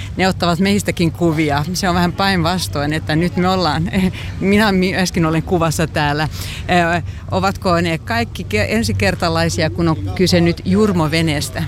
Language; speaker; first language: Finnish; non-native, local second language; Swedish